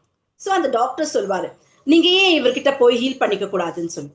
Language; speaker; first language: Tamil; native; Tamil